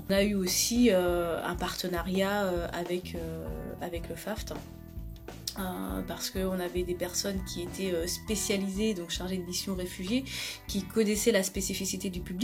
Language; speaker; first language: French; native; French